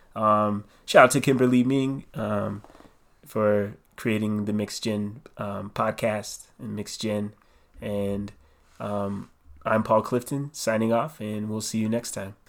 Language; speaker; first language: English; native; English